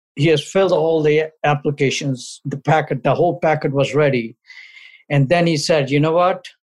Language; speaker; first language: English; non-native, local second language; Punjabi